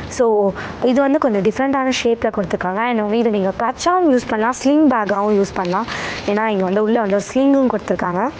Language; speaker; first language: Tamil; native; Tamil